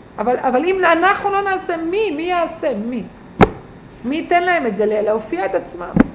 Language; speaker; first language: Hebrew; native; Hebrew